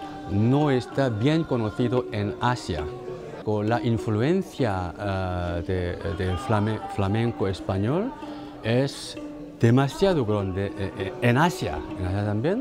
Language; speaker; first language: Spanish; non-native, learner; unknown